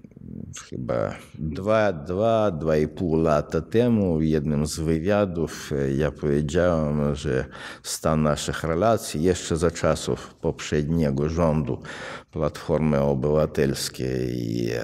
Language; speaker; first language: Polish; non-native, fluent; Russian